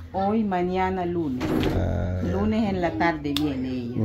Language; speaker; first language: Spanish; non-native, local second language; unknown